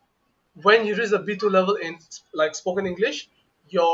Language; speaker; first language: English; non-native, local second language; Bangla